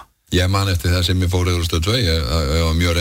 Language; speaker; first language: Icelandic; native; Icelandic